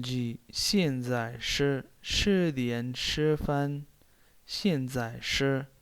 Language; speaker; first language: Chinese; non-native, fluent; Urdu